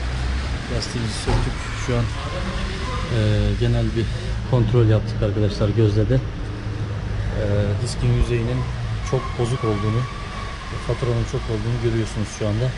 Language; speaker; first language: Turkish; native; Turkish